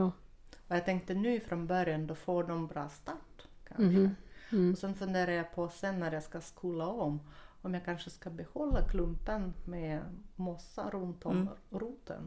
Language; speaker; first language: Swedish; non-native, fluent; Russian